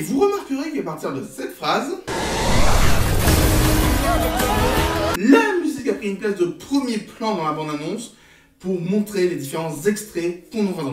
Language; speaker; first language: French; native; French